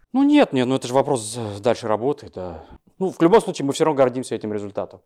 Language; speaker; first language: Russian; native; Russian